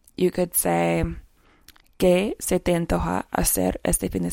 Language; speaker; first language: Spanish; non-native, fluent; English